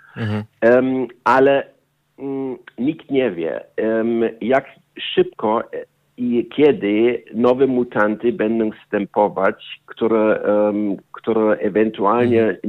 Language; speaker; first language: Polish; non-native, learner; German